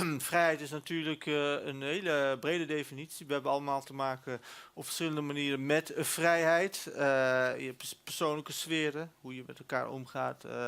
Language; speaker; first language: Dutch; early bilingual, other home language; Turkish